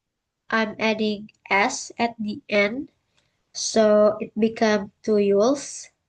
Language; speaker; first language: English; non-native, learner; Indonesian